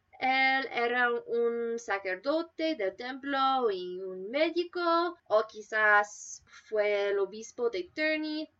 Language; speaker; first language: Spanish; non-native, fluent; English